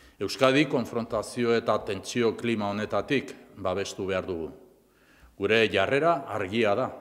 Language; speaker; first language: Basque; non-native, local second language; Spanish